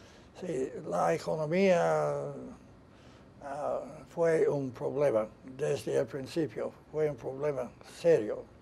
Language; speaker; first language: Spanish; non-native, fluent; English